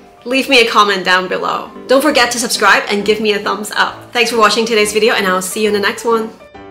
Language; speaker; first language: English; non-native, local second language; Cantonese